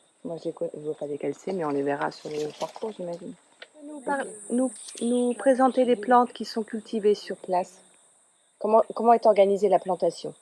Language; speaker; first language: French; native; French